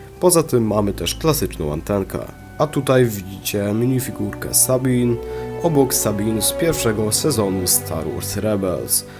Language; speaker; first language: Polish; native; Polish